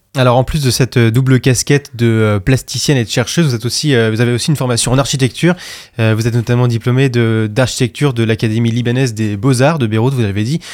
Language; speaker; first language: French; native; French